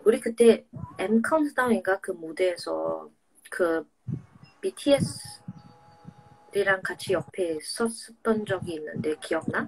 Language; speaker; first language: Korean; non-native, fluent; English